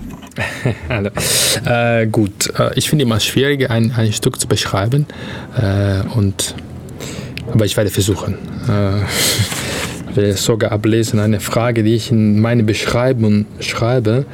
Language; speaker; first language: German; non-native, fluent; Italian